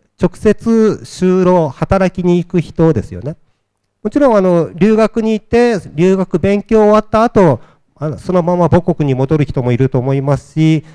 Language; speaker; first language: Japanese; native; Japanese